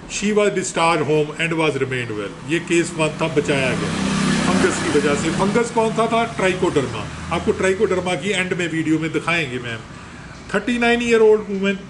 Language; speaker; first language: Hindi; non-native, local second language; Punjabi